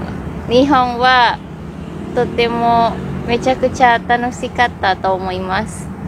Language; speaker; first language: Japanese; non-native, learner; Indonesian